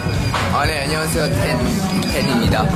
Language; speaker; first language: Korean; non-native, fluent; Thai